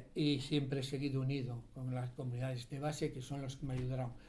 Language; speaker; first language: Spanish; native; Spanish